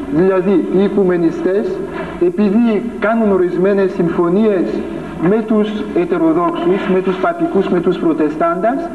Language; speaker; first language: Greek; non-native, fluent; French